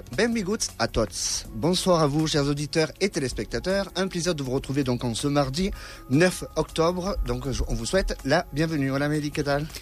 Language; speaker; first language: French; native; French